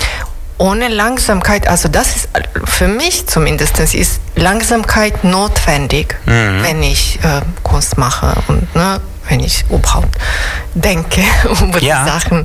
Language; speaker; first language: German; non-native, fluent; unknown